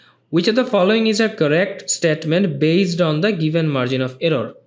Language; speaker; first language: English; non-native, local second language; Bangla